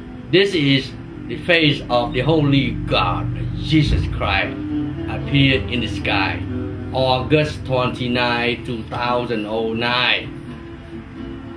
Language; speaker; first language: English; non-native, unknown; Vietnamese